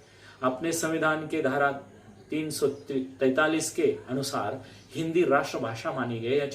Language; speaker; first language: Hindi; non-native, local second language; Marathi